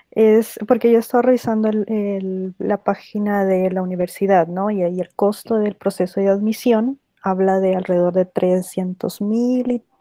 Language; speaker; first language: Spanish; native; Spanish